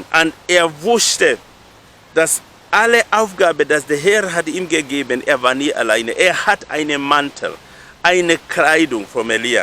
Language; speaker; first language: German; non-native, learner; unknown